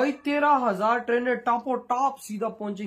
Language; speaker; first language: Hindi; native; Hindi